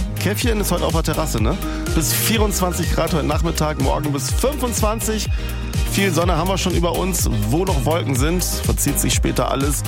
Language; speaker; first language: German; native; German